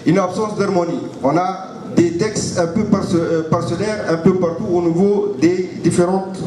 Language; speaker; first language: French; non-native, local second language; Arabic